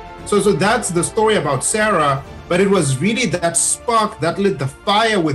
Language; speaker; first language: English; non-native, local second language; Shona